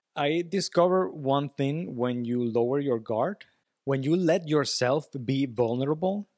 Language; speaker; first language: English; non-native, fluent; Spanish